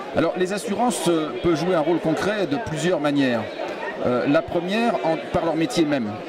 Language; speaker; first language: French; native; French